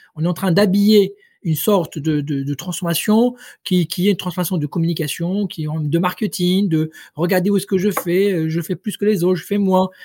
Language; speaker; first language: French; non-native, local second language; Arabic